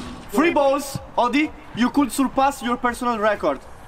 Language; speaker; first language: English; non-native, learner; Italian